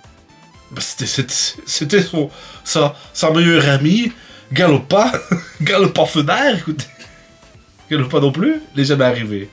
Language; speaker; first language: French; native; French